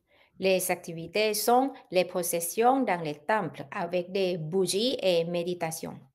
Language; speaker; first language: French; non-native, fluent; Thai